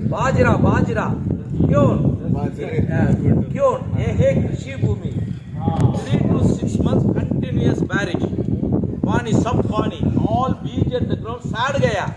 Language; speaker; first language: Hindi; non-native, local second language; Tamil